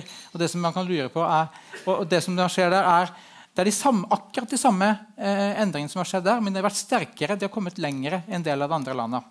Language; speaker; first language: Norwegian; native; Norwegian